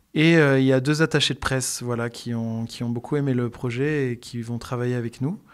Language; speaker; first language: French; native; French